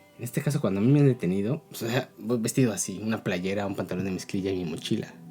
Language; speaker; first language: Spanish; native; Spanish